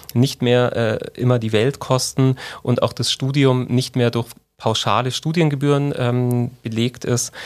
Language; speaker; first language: German; native; German